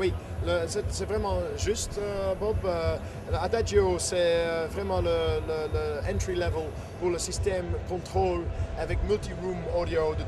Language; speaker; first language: French; non-native, fluent; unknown